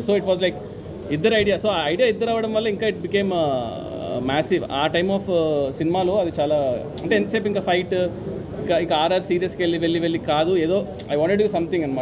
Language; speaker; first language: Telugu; native; Telugu